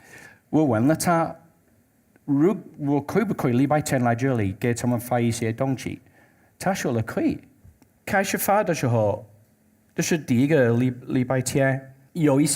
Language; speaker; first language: Chinese; non-native, learner; English